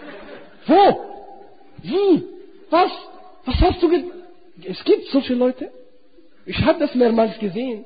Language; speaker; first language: German; non-native, fluent; Arabic